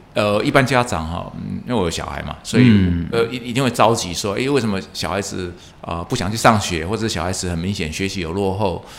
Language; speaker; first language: Chinese; non-native, local second language; Min Nan Chinese